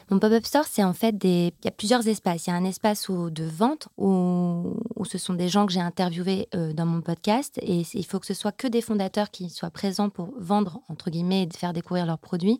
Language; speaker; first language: French; native; French